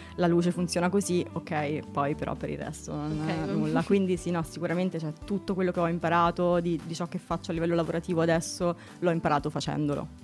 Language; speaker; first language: Italian; native; Italian